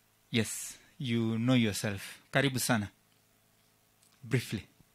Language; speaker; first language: English; non-native, local second language; Kalenjin